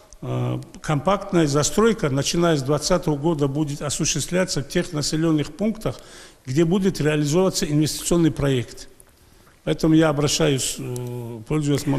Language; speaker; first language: Russian; native; Russian